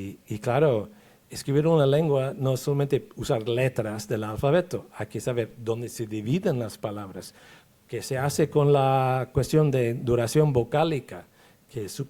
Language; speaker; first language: Spanish; non-native, fluent; English